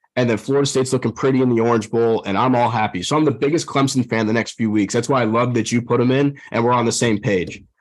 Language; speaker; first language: English; native; English